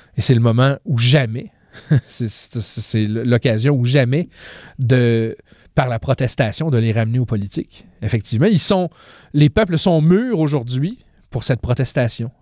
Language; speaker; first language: French; native; French